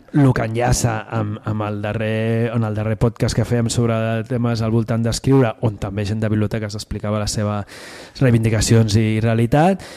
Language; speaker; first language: Catalan; native; Catalan